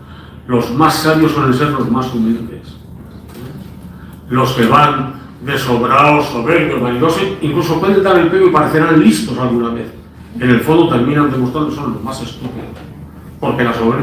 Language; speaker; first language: Spanish; native; Spanish